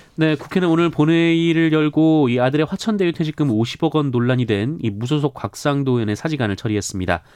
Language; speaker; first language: Korean; native; Korean